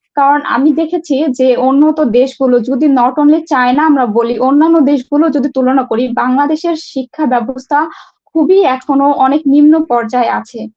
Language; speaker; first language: Bangla; native; Bangla